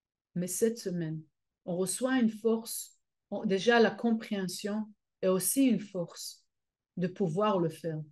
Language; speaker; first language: French; non-native, fluent; Hebrew